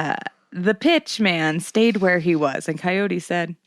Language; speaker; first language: English; native; English